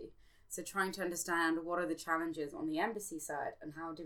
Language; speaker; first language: English; native; English